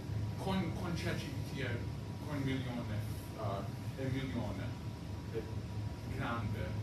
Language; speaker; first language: Italian; non-native, learner; English